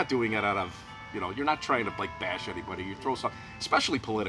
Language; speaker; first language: English; native; English